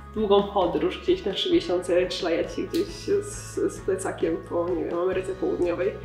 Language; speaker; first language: Polish; native; Polish